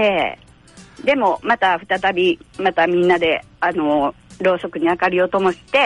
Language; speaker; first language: Japanese; native; Japanese